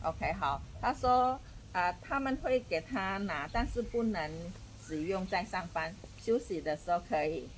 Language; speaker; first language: Chinese; non-native, fluent; Indonesian